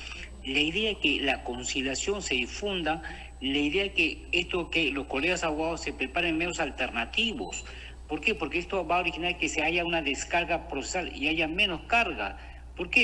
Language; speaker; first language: Spanish; native; Spanish